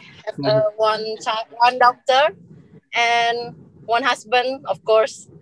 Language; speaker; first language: English; non-native, learner; Indonesian